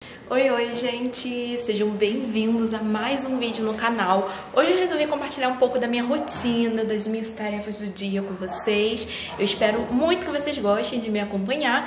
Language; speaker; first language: Portuguese; native; Portuguese